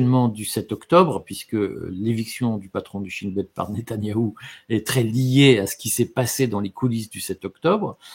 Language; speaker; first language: French; native; French